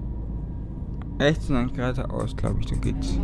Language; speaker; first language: German; native; German